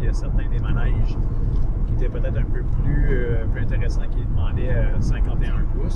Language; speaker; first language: French; native; French